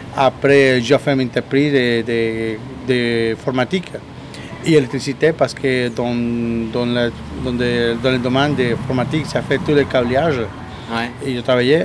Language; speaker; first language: French; non-native, learner; Spanish